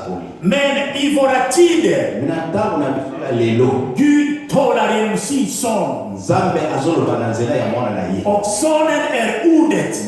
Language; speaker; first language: Swedish; non-native, fluent; Lingala